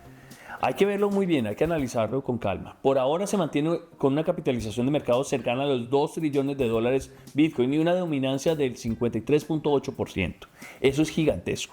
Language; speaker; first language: Spanish; native; Spanish